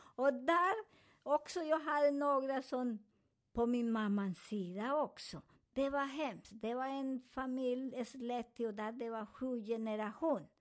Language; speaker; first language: Swedish; non-native, learner; Spanish